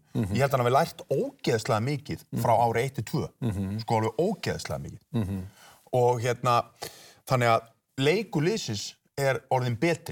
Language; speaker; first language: Icelandic; native; Icelandic